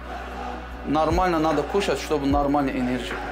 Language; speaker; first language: Russian; non-native, learner; Azerbaijani